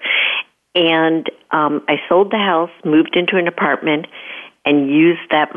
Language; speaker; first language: English; native; English